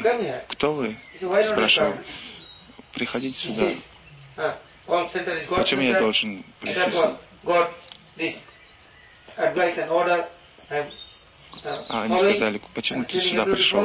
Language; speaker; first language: Russian; non-native, learner; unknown